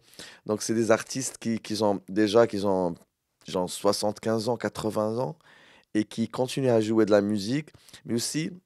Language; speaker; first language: French; non-native, local second language; Arabic